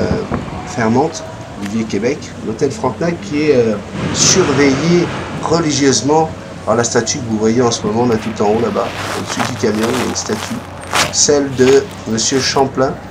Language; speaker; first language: French; native; French